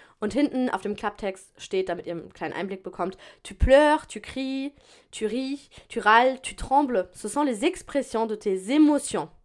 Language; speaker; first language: German; native; German